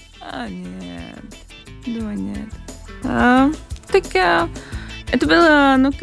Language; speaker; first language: Russian; non-native, local second language; Latvian